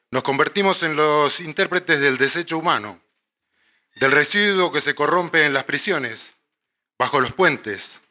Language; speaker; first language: Spanish; native; Spanish